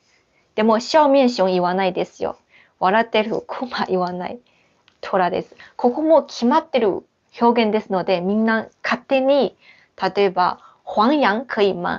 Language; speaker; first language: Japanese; non-native, fluent; Chinese